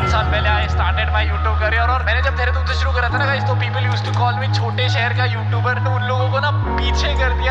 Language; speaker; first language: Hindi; native; Hindi